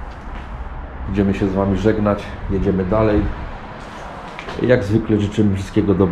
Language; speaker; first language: Polish; native; Polish